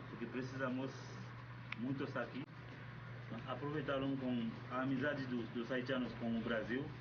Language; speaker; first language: Portuguese; non-native, learner; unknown